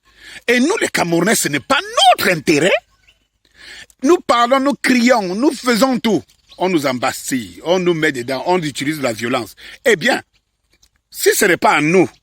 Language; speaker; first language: French; native; French